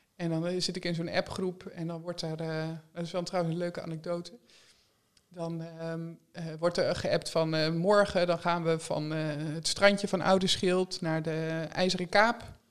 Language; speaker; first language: Dutch; native; Dutch